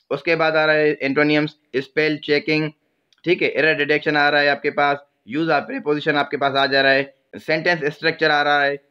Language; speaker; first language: Urdu; non-native, local second language; Sindhi